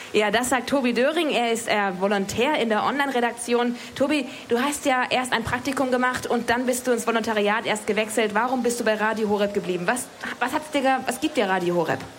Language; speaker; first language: German; native; German